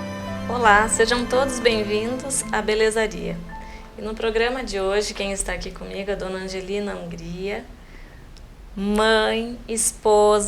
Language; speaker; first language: Portuguese; native; Portuguese